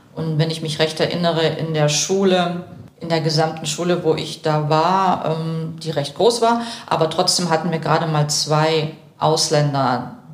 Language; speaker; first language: German; early bilingual, other home language; Russian